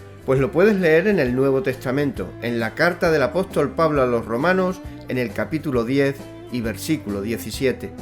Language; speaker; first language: Spanish; native; Spanish